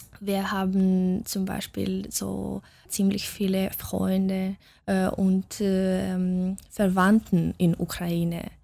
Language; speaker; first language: German; non-native, learner; Russian